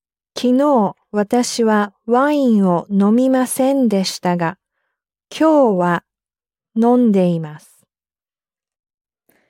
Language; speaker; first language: Japanese; non-native, learner; English